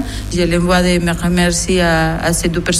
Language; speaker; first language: French; non-native, learner; Spanish